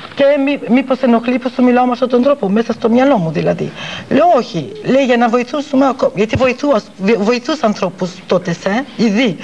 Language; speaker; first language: Greek; early bilingual, heritage; Greek